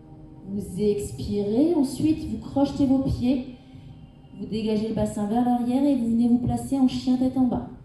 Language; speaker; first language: French; native; French